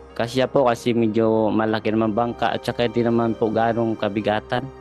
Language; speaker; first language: Filipino; non-native, local second language; Masbatenyo